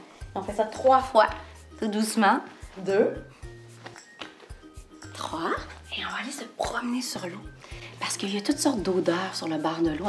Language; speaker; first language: French; native; French